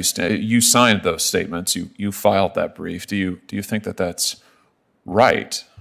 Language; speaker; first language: English; native; English